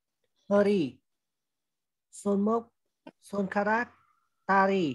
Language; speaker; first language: Korean; non-native, learner; Vietnamese